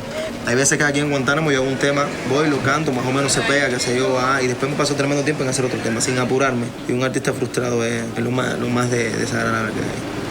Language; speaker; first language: Spanish; native; Spanish